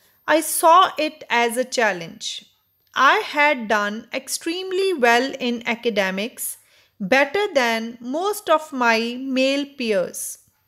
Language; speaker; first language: English; non-native, local second language; Punjabi